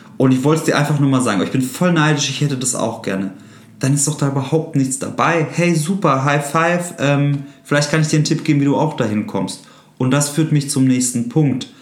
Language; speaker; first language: German; native; German